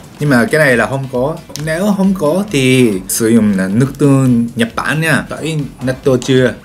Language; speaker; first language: Vietnamese; non-native, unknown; Japanese